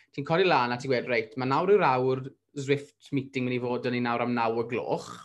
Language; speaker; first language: Welsh; native; Welsh